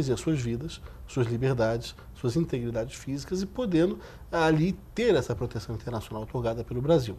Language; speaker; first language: Portuguese; native; Portuguese